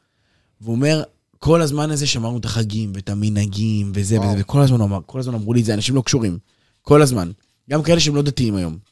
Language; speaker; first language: Hebrew; native; Hebrew